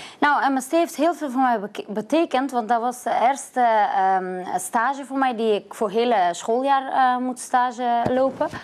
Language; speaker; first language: Dutch; non-native, fluent; Persian